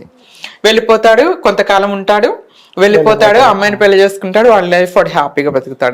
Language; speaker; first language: Telugu; native; Telugu